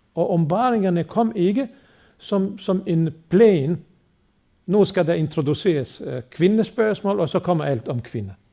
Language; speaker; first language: Danish; non-native, fluent; Bosnian